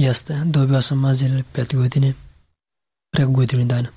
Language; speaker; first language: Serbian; non-native, learner; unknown